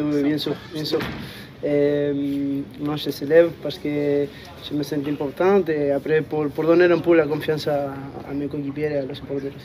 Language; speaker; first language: French; non-native, fluent; Spanish